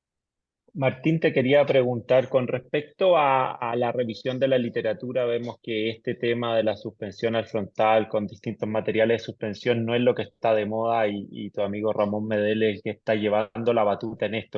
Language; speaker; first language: Spanish; native; Spanish